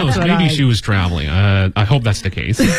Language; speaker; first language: English; native; English